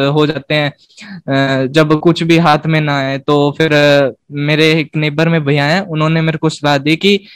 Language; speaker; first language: Hindi; native; Hindi